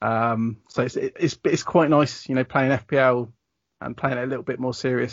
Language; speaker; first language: English; native; English